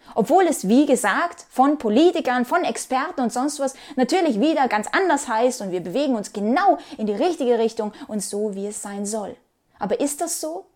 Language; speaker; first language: German; non-native, fluent; Ukrainian